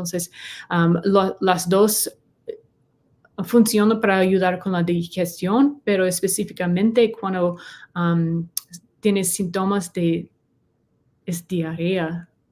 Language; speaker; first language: Spanish; non-native, learner; English